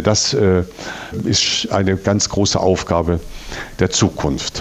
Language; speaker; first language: German; native; German